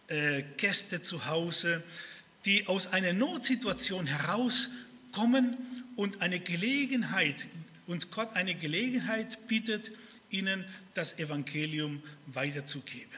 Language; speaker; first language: German; early bilingual, other home language; Spanish